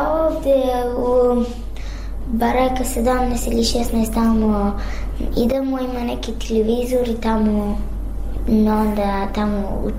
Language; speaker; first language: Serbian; non-native, learner; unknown